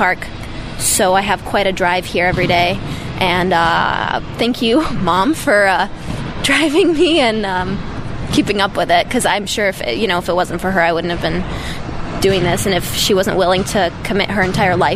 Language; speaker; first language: English; early bilingual, other home language; Russian